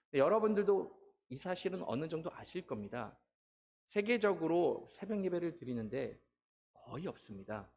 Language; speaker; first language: Korean; native; Korean